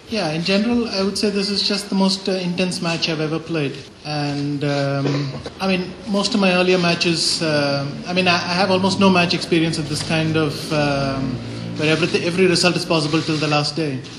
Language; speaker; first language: English; non-native, local second language; Tamil